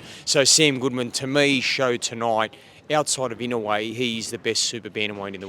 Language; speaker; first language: English; native; English